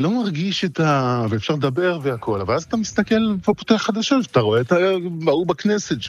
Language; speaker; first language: Hebrew; native; Hebrew